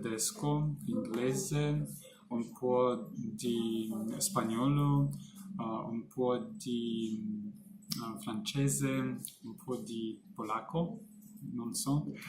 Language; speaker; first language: Italian; non-native, learner; Russian